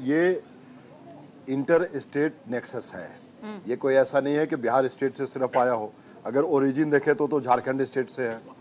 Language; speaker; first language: Hindi; native; Hindi